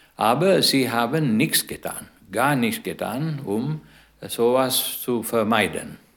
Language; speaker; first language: German; non-native, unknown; Sinhala